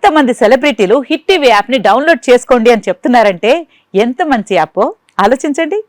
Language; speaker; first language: Telugu; native; Telugu